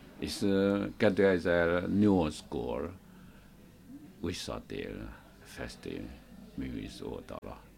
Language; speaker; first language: Hungarian; non-native, learner; Chinese